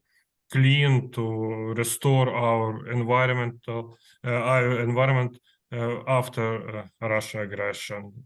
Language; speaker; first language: English; non-native, learner; Ukrainian